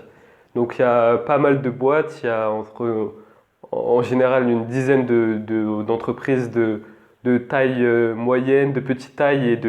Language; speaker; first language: French; native; French